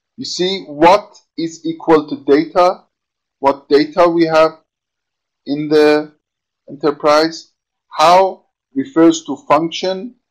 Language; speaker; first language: English; non-native, fluent; Persian